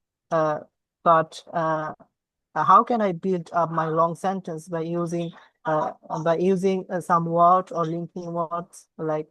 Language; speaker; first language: English; non-native, learner; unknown